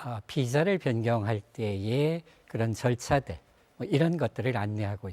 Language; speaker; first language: Korean; native; Korean